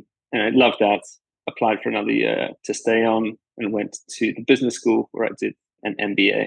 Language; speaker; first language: English; native; English